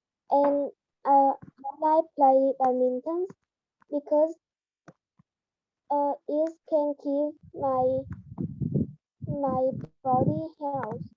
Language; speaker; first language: English; non-native, learner; Vietnamese